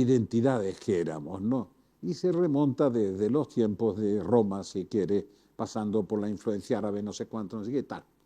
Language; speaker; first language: Spanish; native; Spanish